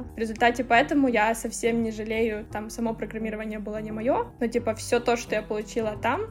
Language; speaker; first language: Russian; non-native, local second language; Ukrainian